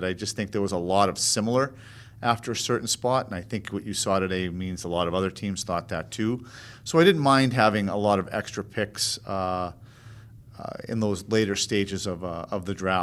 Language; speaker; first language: English; native; English